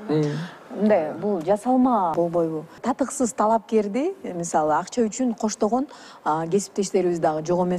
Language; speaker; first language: Kyrgyz; native; Kyrgyz